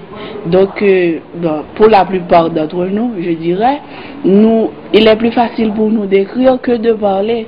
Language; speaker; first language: French; non-native, local second language; Haitian Creole